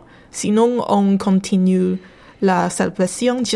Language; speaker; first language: French; non-native, learner; Chinese